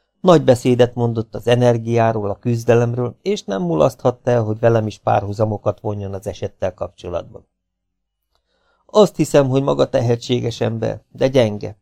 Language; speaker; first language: Hungarian; native; Hungarian